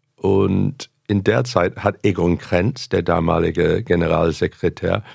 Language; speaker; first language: German; non-native, fluent; English